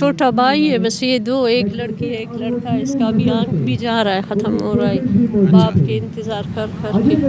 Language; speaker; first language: Hindi; non-native, local second language; Baluchi